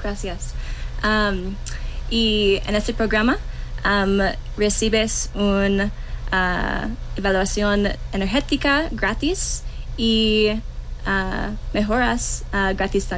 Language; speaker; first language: Spanish; non-native, learner; English